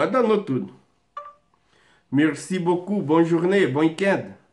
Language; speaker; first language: French; non-native, learner; Portuguese